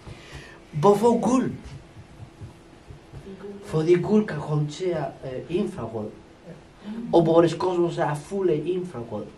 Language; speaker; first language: Danish; non-native, fluent; Spanish